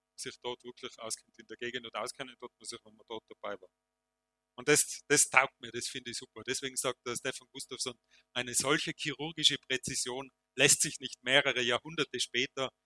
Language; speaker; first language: German; native; German